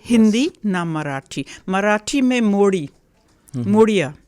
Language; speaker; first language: Hindi; early bilingual, heritage; Hindi